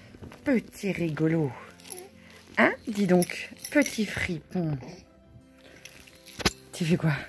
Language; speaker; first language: French; native; French